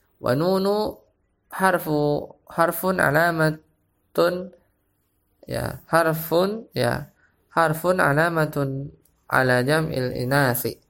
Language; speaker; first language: Arabic; non-native, fluent; Indonesian